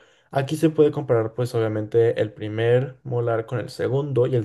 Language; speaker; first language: Spanish; native; Spanish